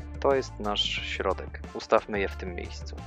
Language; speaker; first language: Polish; native; Polish